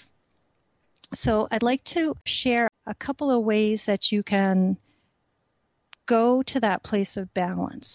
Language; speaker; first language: English; native; English